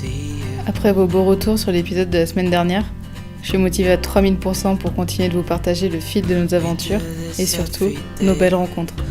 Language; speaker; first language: French; native; French